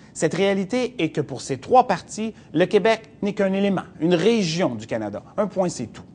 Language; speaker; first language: French; native; French